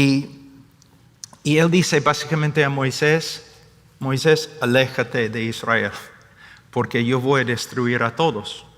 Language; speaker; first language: Spanish; non-native, fluent; English